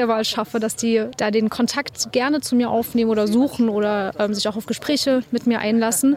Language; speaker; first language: German; native; German